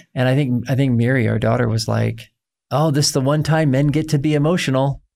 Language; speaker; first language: English; native; English